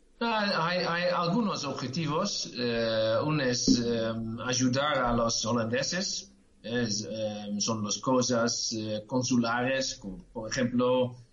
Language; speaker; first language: Spanish; non-native, learner; Dutch